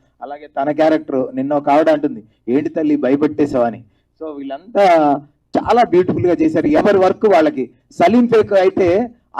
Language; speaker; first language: Telugu; native; Telugu